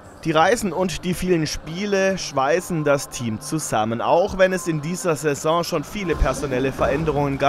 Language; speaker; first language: German; native; German